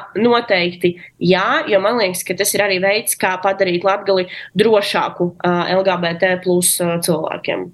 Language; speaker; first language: Latvian; non-native, local second language; Russian